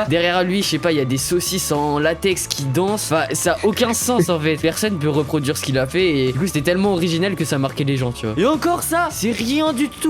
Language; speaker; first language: French; native; French